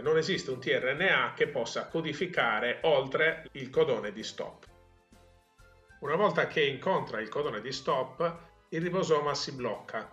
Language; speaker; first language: Italian; native; Italian